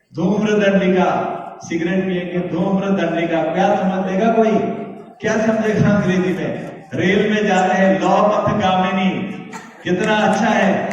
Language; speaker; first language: Hindi; native; Hindi